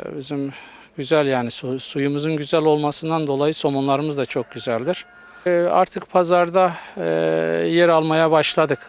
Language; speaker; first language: Turkish; native; Turkish